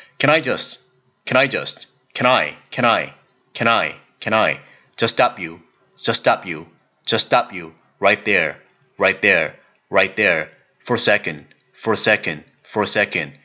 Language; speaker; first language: English; non-native, learner; Korean